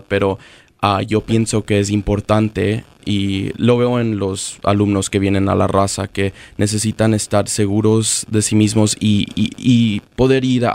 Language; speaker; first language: Spanish; early bilingual, other home language; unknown